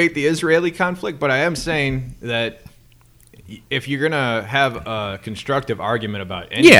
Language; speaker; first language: English; native; English